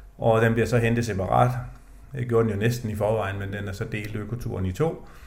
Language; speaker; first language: Danish; native; Danish